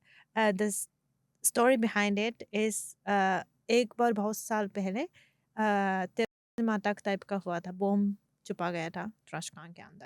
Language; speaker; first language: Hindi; non-native, fluent; Japanese